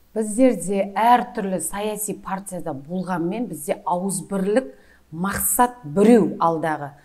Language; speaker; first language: Kazakh; native; Kazakh